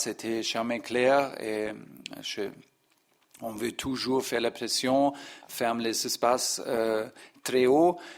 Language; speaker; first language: French; non-native, learner; German